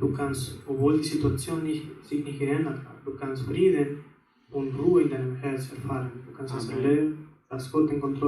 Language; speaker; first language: German; non-native, fluent; Spanish